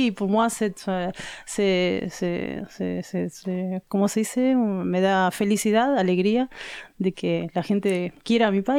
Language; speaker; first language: French; non-native, learner; Spanish